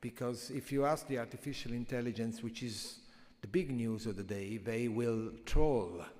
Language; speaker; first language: English; non-native, fluent; Italian